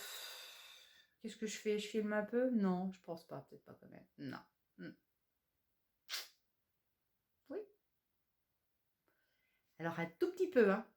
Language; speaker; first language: French; native; French